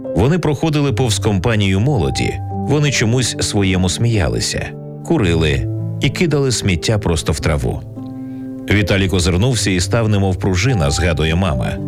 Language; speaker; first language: Ukrainian; native; Ukrainian